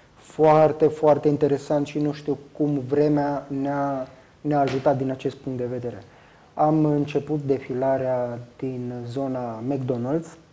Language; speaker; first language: Romanian; native; Romanian